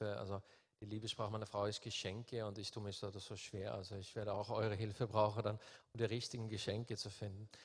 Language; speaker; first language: German; non-native, fluent; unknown